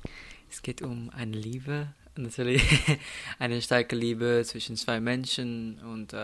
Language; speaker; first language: German; non-native, fluent; Slovenian